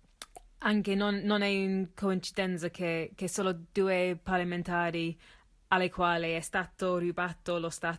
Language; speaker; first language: Italian; non-native, learner; English